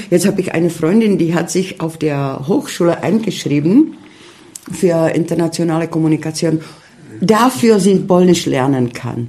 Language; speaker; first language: German; non-native, fluent; Czech